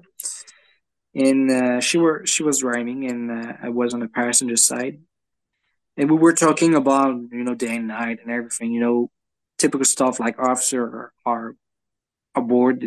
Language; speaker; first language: English; non-native, fluent; French